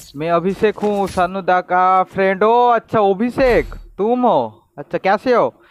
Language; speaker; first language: Hindi; non-native, local second language; Bangla